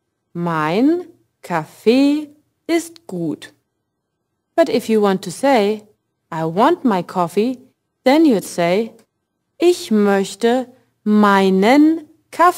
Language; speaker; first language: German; non-native, fluent; English